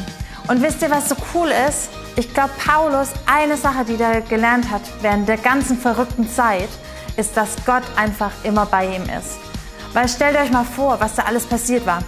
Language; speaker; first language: German; native; German